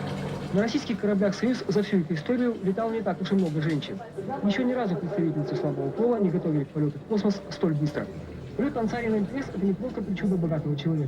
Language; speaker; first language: Russian; native; Russian